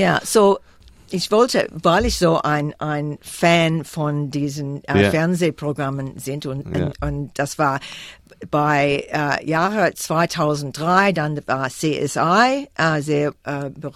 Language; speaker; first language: German; non-native, fluent; English